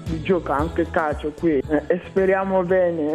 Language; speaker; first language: Italian; non-native, learner; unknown